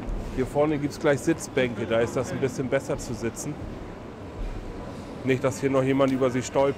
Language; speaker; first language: German; native; German